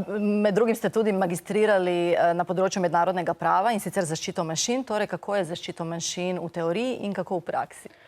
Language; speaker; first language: Slovenian; native; Slovenian